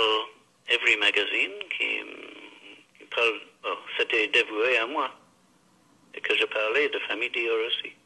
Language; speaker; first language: French; non-native, fluent; English